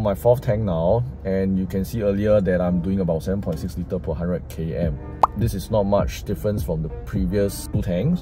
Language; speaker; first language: English; native; English